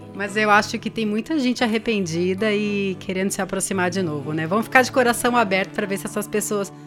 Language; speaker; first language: Portuguese; native; Portuguese